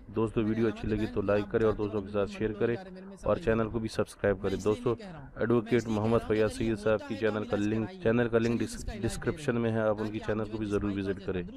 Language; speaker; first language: Urdu; native; Urdu